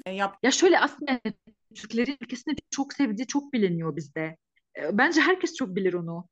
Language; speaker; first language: Turkish; non-native, fluent; Arabic